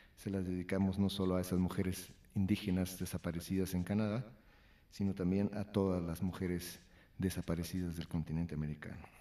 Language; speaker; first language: Spanish; native; Spanish